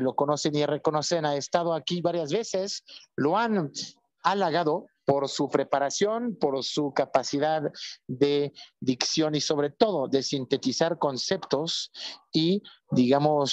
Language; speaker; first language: Spanish; native; Spanish